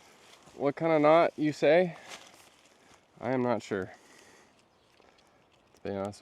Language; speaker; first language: English; native; English